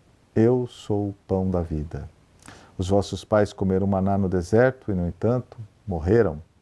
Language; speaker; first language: Portuguese; native; Portuguese